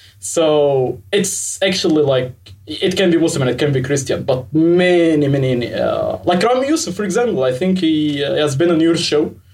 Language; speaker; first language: English; non-native, fluent; Arabic